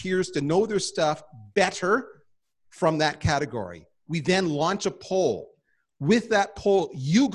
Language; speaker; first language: English; native; English